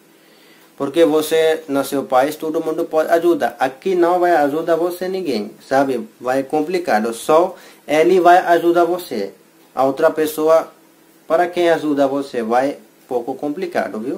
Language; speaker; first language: Portuguese; non-native, learner; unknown